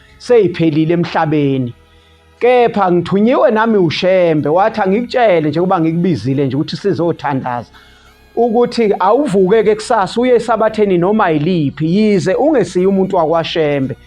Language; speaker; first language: Zulu; native; Zulu